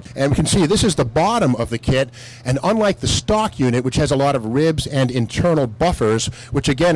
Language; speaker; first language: English; native; English